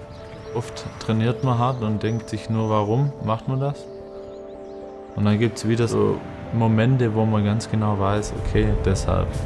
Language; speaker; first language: German; native; German